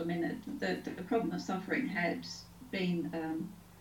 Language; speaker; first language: English; native; English